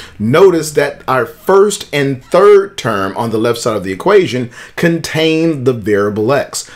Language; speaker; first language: English; native; English